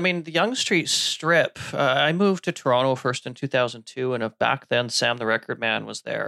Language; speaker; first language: English; native; English